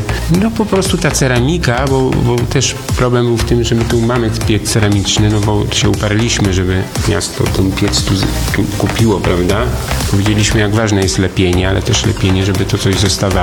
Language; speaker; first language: Polish; native; Polish